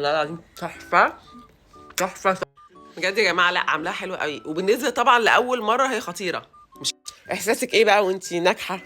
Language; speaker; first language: Arabic; native; Arabic